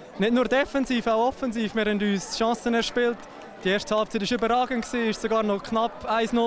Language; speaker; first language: German; native; German